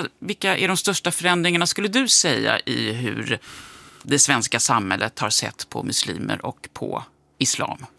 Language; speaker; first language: Swedish; native; Swedish